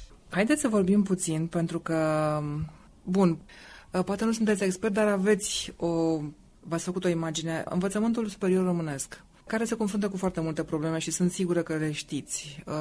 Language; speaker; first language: Romanian; native; Romanian